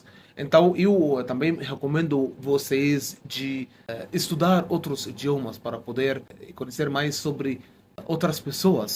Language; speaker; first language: Portuguese; non-native, fluent; Arabic